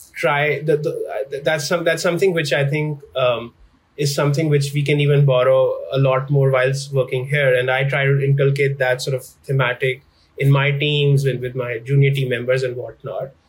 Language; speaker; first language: English; non-native, local second language; Hindi